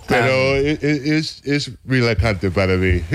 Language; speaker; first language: Spanish; non-native, fluent; English